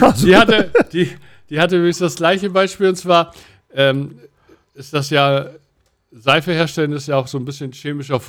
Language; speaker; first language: German; native; German